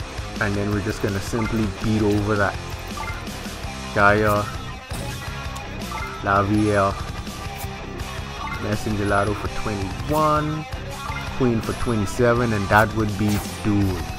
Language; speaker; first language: English; native; English